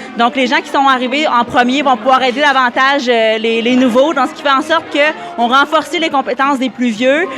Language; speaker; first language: French; native; French